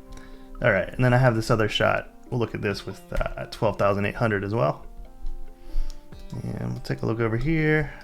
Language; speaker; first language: English; native; English